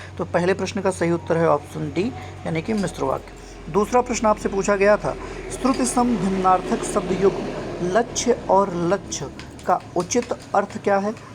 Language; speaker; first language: Hindi; native; Hindi